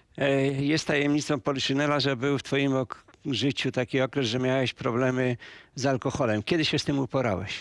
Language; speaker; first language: Polish; native; Polish